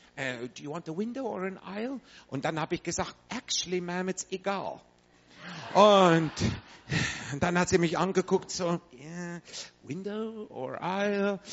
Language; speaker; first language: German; non-native, fluent; English